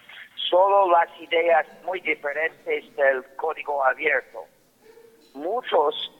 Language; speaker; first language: Spanish; non-native, fluent; English